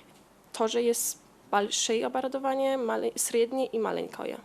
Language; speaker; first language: Russian; non-native, learner; Polish